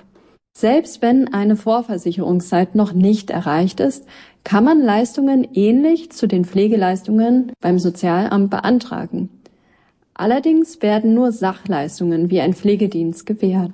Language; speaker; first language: German; native; German